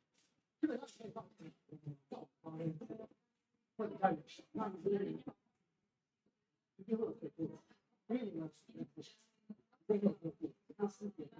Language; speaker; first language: Chinese; native; Chinese